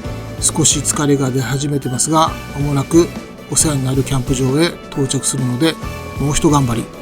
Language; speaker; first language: Japanese; native; Japanese